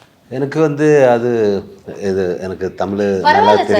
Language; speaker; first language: Tamil; non-native, learner; Malayalam